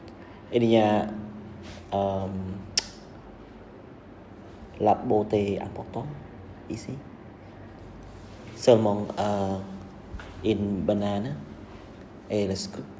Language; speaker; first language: French; non-native, learner; Khmer